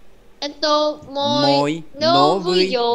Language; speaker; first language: Russian; non-native, learner; Vietnamese